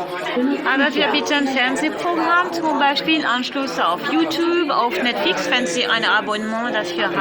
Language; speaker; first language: German; non-native, learner; French